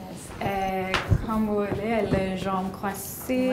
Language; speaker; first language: French; non-native, learner; English